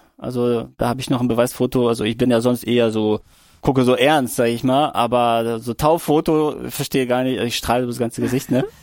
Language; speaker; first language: German; early bilingual, other home language; Russian